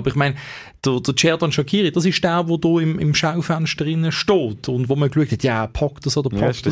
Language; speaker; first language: German; native; German